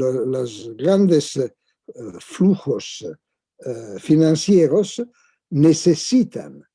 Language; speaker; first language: Spanish; non-native, fluent; Italian